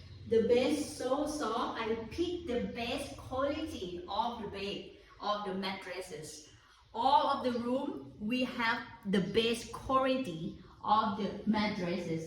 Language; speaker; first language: English; non-native, learner; Thai